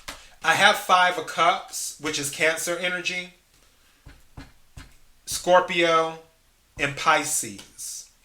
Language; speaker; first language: English; native; English